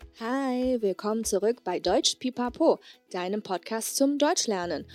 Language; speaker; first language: German; non-native, fluent; Chinese